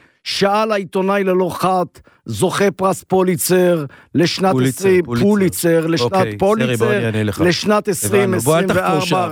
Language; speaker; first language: Hebrew; native; Hebrew